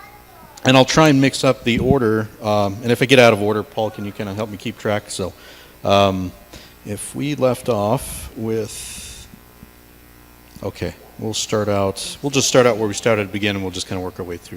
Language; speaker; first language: English; native; English